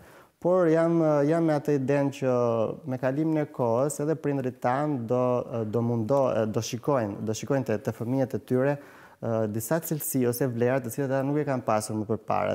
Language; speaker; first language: Albanian; native; Albanian